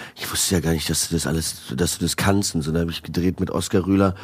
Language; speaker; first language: German; early bilingual, heritage; Croatian